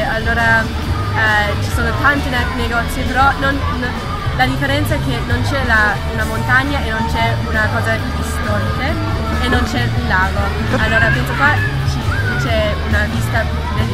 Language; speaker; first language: Italian; non-native, fluent; English